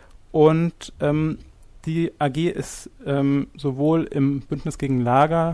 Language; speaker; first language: German; native; German